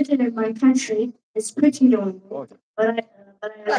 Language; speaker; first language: English; non-native, learner; Arabic